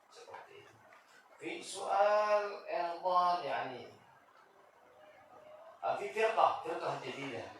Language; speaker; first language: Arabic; non-native, fluent; Indonesian